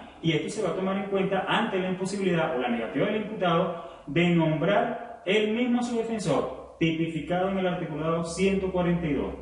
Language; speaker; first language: Spanish; native; Spanish